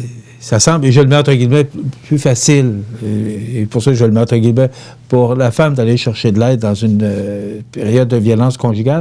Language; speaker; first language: French; native; French